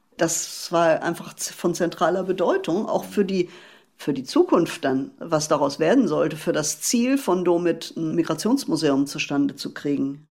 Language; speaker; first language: German; native; German